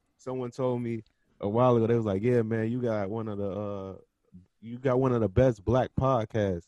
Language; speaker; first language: English; native; English